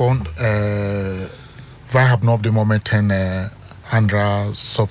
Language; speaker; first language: Dutch; non-native, learner; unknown